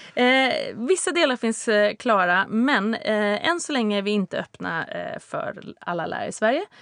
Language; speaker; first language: Swedish; native; Swedish